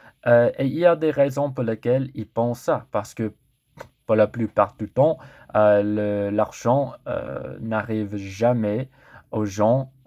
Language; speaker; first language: French; non-native, learner; English